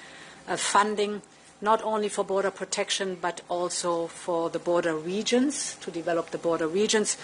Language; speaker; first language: English; non-native, fluent; German